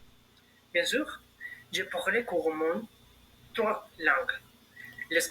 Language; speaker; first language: French; non-native, learner; Spanish